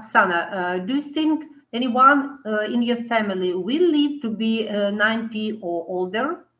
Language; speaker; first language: English; non-native, learner; Ukrainian